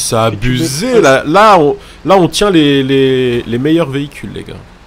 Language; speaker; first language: French; native; French